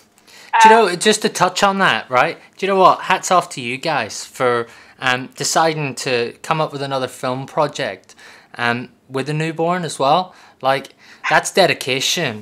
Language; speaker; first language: English; native; English